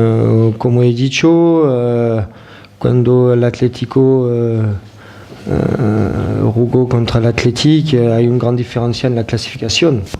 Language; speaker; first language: Spanish; non-native, fluent; French